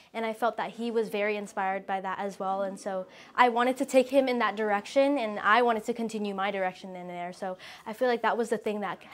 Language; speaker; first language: English; early bilingual, other home language; Vietnamese